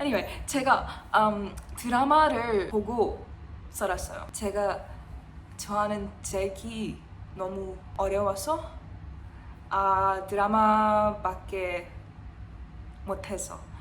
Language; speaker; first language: Korean; non-native, learner; English